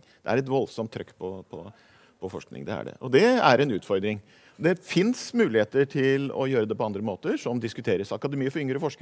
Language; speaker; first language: Norwegian; native; Norwegian